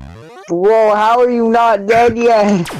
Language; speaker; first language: English; native; English